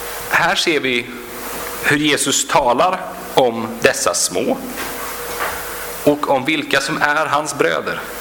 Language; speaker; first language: Swedish; native; Swedish